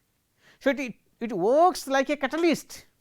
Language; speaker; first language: English; non-native, local second language; Odia